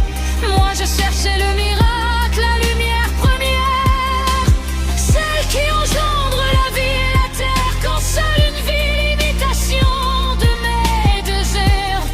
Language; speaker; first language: French; native; French